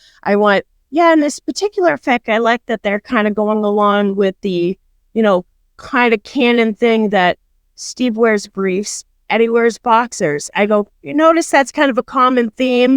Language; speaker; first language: English; native; English